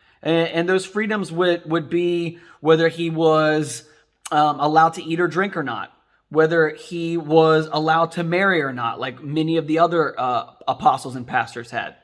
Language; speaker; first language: English; native; English